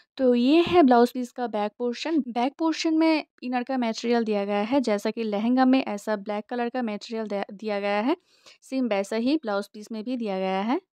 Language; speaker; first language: Hindi; non-native, local second language; Bangla